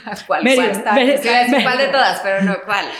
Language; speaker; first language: Spanish; native; Spanish